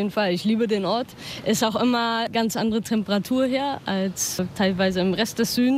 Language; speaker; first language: German; native; German